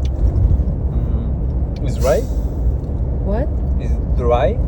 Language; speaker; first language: English; non-native, fluent; Spanish